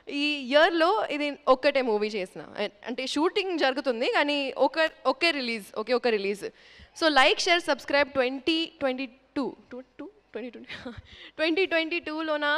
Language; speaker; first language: Telugu; non-native, fluent; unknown